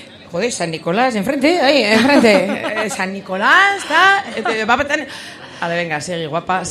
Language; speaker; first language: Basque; non-native, local second language; Spanish